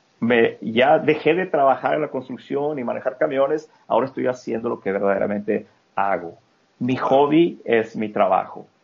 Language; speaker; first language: Spanish; native; Spanish